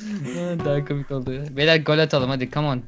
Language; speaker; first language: Turkish; native; Turkish